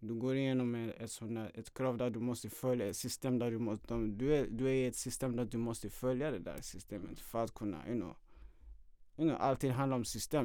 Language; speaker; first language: Swedish; non-native, fluent; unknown